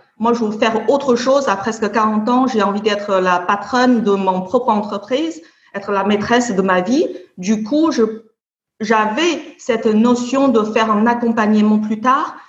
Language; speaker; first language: French; non-native, fluent; Chinese